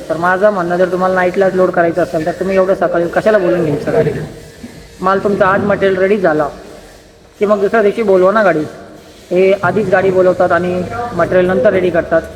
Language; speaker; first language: Marathi; non-native, local second language; Kannada